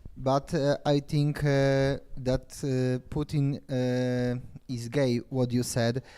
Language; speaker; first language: English; non-native, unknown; Polish